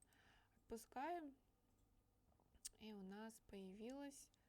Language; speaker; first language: Russian; native; Russian